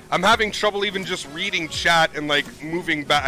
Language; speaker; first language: English; native; English